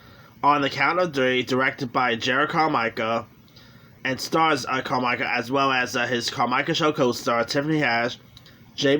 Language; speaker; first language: English; native; English